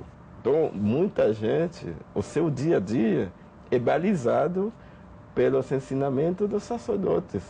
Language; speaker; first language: Portuguese; non-native, fluent; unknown